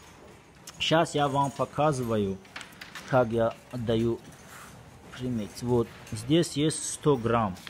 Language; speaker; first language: Russian; non-native, fluent; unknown